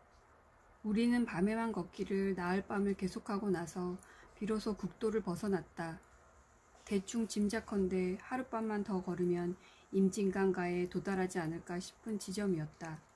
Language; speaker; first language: Korean; native; Korean